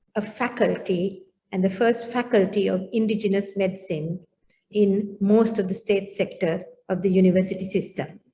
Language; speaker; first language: English; non-native, local second language; Sinhala